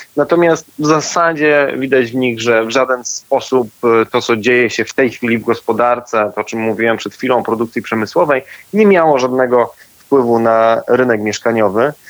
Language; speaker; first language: Polish; native; Polish